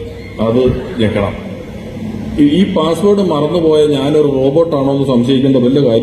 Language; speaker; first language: Malayalam; native; Malayalam